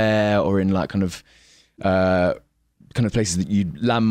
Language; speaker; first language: English; native; English